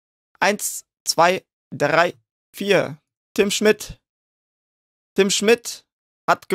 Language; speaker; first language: German; native; German